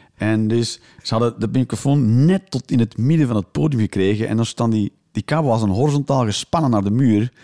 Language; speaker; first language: Dutch; native; Dutch